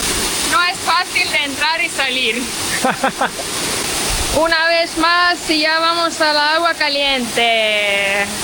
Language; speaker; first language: Spanish; non-native, fluent; Portuguese